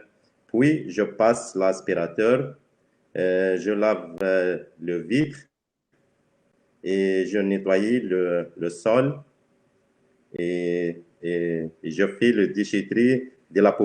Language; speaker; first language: French; non-native, learner; Spanish